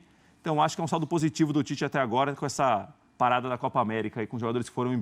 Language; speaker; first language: Portuguese; native; Portuguese